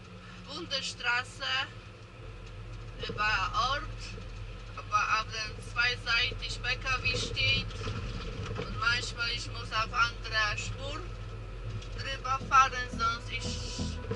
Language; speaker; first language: German; non-native, learner; Polish